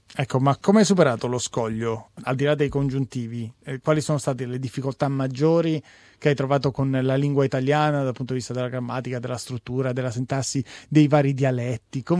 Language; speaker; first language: Italian; native; Italian